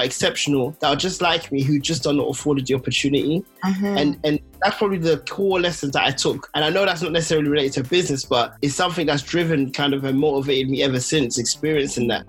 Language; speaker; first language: English; native; English